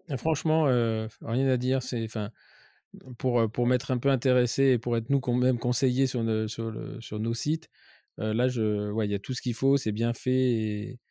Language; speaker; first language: French; native; French